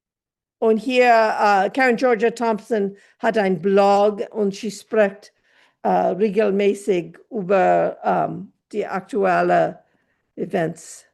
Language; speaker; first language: German; non-native, fluent; English